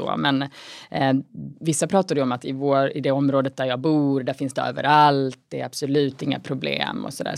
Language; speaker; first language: Swedish; native; Swedish